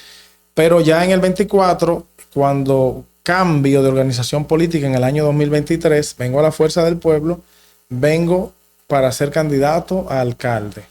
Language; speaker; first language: Spanish; native; Spanish